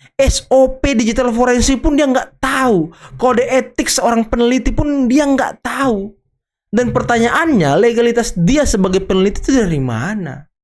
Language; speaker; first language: Indonesian; native; Indonesian